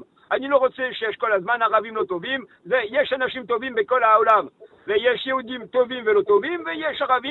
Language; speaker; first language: Hebrew; non-native, learner; French